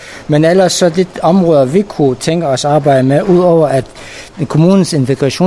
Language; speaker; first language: Danish; non-native, fluent; Persian